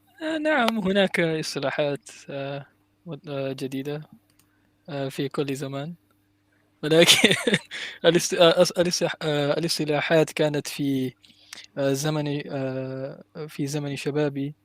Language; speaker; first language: Arabic; non-native, learner; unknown